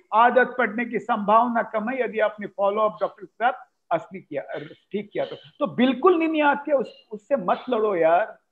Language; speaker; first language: Hindi; non-native, local second language; Marathi